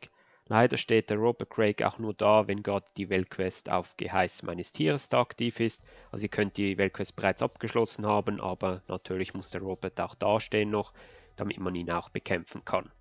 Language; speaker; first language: German; native; German